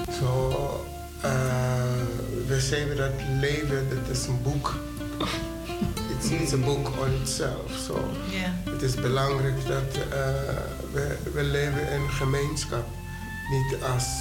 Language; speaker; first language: Dutch; non-native, fluent; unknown